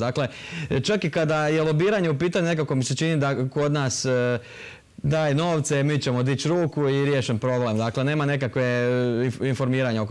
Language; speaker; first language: Croatian; native; Croatian